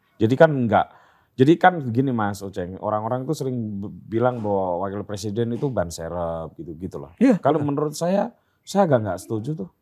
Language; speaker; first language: Indonesian; native; Indonesian